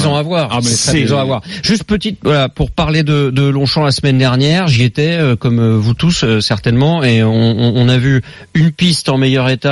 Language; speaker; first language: French; native; French